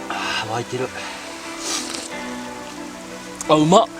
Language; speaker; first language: Japanese; native; Japanese